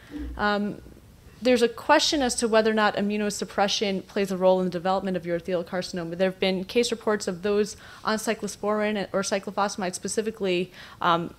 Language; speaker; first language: English; native; English